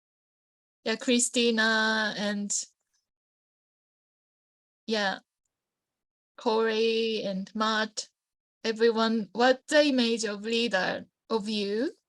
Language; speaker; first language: English; non-native, learner; Japanese